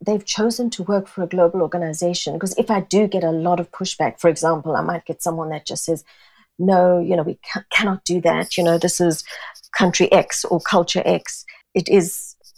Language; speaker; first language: English; non-native, local second language; Italian